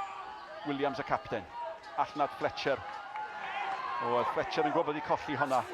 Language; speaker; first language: Welsh; native; Welsh